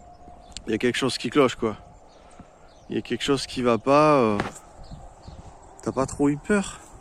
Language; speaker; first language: French; native; French